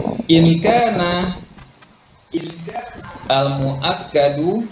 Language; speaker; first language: Arabic; non-native, fluent; Malay